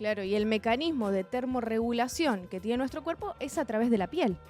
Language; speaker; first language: Spanish; native; Spanish